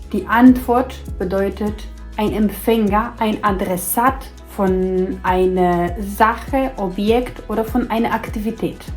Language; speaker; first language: German; non-native, fluent; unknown